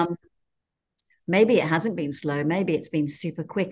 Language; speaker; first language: English; native; English